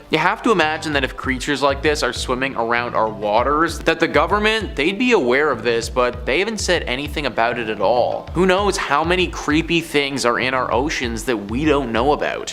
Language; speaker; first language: English; native; English